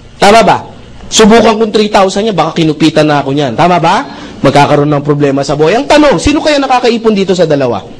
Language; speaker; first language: Filipino; non-native, local second language; Cebuano